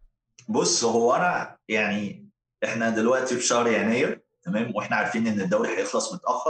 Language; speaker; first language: Arabic; native; Arabic